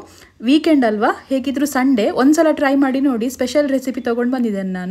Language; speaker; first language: Kannada; native; Kannada